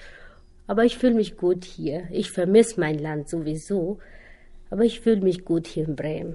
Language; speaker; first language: German; non-native, learner; Albanian